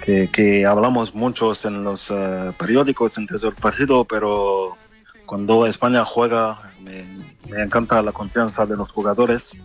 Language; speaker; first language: Spanish; non-native, fluent; French